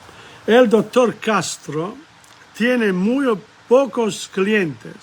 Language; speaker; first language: Spanish; non-native, learner; English